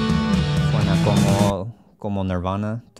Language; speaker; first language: Spanish; non-native, learner; English